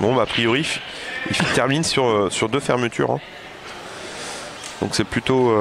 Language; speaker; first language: French; native; French